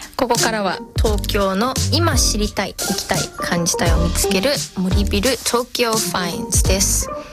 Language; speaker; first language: Japanese; native; Japanese